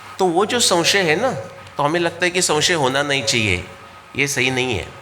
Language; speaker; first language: Hindi; non-native, local second language; Marathi